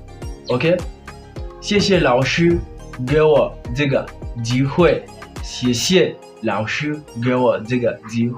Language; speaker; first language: Chinese; non-native, fluent; French